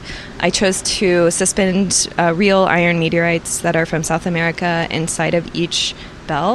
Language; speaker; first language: English; native; English